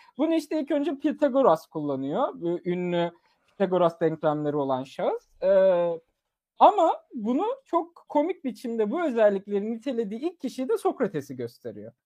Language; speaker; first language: Turkish; early bilingual, other home language; German